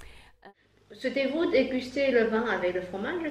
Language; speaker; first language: French; non-native, fluent; Chinese